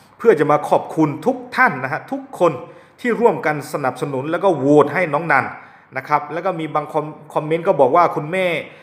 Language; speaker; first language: Thai; non-native, local second language; S'gaw Karen